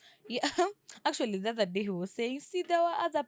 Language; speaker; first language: English; non-native, local second language; Swahili